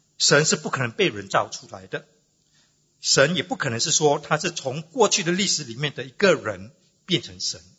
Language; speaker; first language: Chinese; native; Chinese